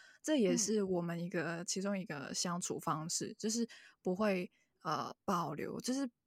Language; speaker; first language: Chinese; native; Chinese